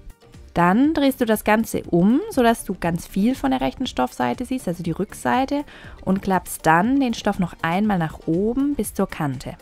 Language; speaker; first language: German; native; German